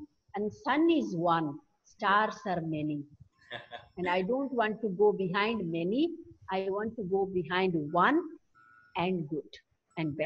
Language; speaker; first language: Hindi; non-native, local second language; Odia